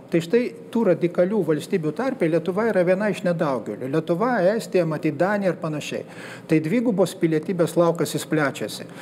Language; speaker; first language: Lithuanian; native; Lithuanian